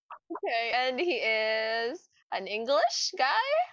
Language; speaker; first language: English; native; English